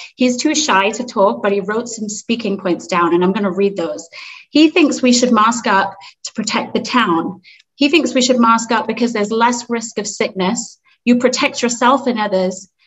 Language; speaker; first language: English; native; English